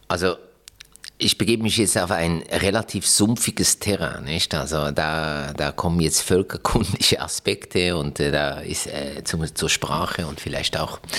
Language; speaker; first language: German; native; German